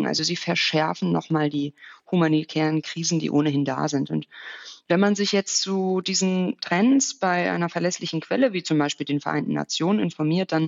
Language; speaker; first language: German; native; German